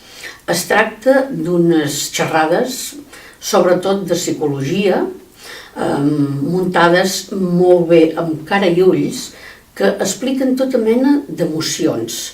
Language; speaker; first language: Catalan; native; Catalan